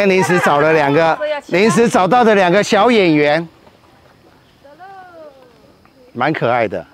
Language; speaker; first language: Chinese; native; Chinese